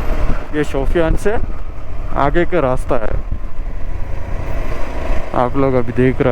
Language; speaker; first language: Hindi; non-native, local second language; Malayalam